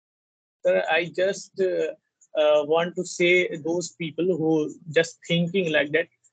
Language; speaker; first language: English; non-native, learner; Hindi